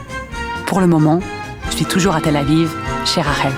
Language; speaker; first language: French; native; French